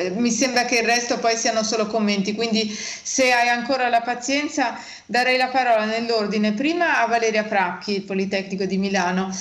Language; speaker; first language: Italian; native; Italian